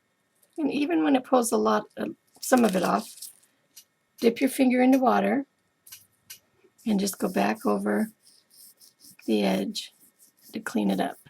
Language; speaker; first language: English; native; English